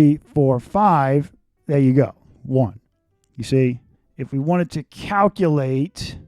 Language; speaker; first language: English; native; English